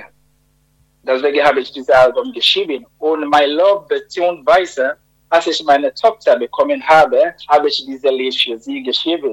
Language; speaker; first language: German; non-native, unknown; Akan